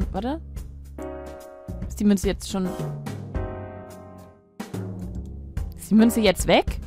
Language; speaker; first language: German; native; German